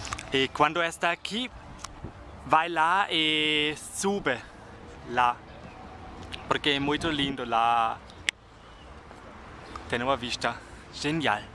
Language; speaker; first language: Portuguese; non-native, fluent; German